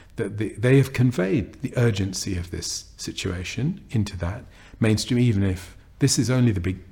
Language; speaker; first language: English; native; English